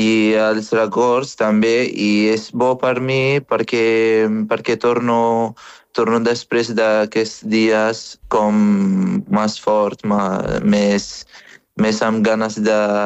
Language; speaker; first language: Catalan; non-native, fluent; Arabic